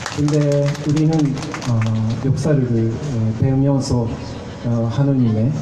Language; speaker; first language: Korean; non-native, fluent; Japanese